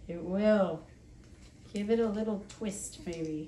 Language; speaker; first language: English; native; English